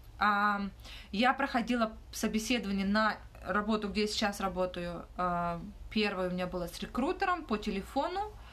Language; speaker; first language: Russian; non-native, local second language; Ukrainian